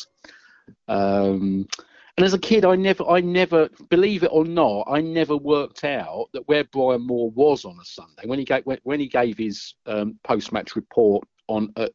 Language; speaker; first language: English; native; English